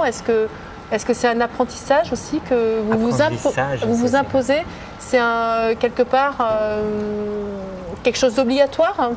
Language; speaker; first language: French; native; French